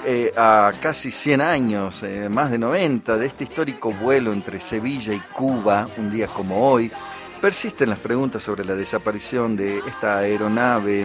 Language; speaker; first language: Spanish; native; Spanish